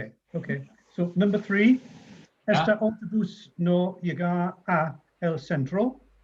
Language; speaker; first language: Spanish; non-native, learner; English